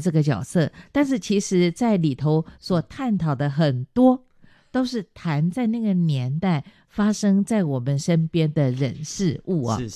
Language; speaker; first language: Chinese; non-native, local second language; Min Nan Chinese